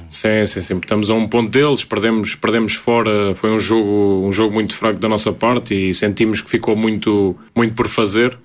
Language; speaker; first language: Portuguese; native; Portuguese